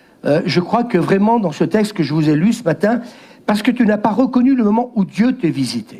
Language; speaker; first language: French; native; French